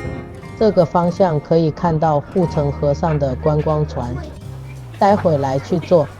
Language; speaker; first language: Chinese; native; Chinese